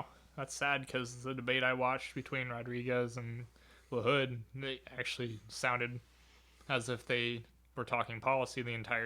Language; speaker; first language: English; native; English